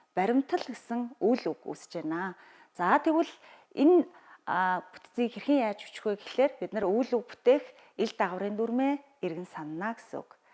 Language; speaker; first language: Mongolian; native; Mongolian